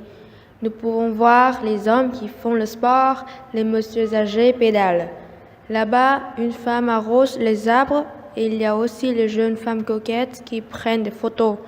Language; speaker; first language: French; non-native, learner; Vietnamese